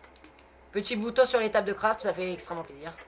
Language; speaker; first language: French; native; French